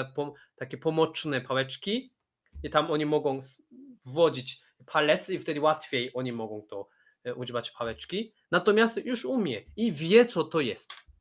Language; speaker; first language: Polish; non-native, fluent; Korean